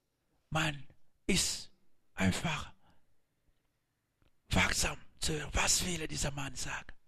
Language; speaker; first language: German; non-native, learner; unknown